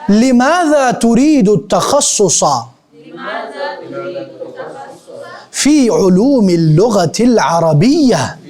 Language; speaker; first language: Arabic; non-native, fluent; Urdu